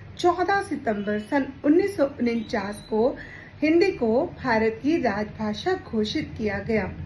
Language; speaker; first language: Hindi; native; Hindi